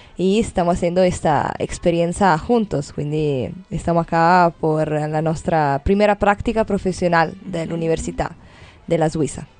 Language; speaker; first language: Spanish; non-native, learner; Italian